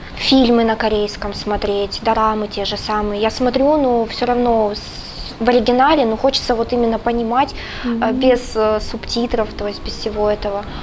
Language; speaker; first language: Russian; native; Russian